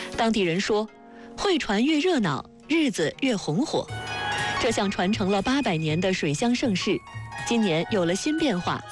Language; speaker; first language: Chinese; native; Chinese